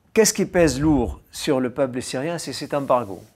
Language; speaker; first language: French; non-native, fluent; Arabic